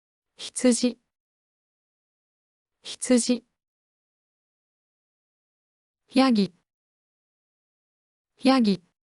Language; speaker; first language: Japanese; native; Japanese